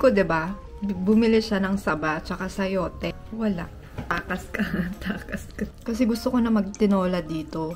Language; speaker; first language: Filipino; native; Filipino